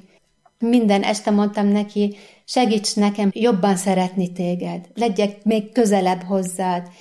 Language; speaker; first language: Hungarian; non-native, fluent; Arabic